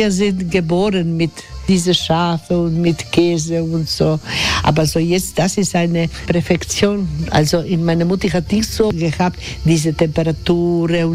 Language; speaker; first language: German; non-native, learner; Croatian